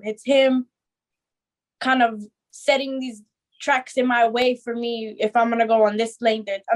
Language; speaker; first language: English; native; English